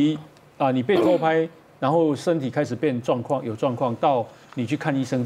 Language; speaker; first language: Chinese; native; Chinese